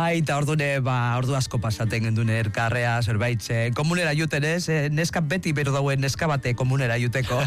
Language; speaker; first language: Basque; native; Basque